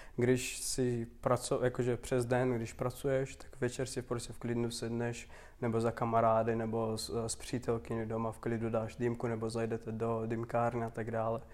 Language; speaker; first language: Czech; non-native, fluent; Turkmen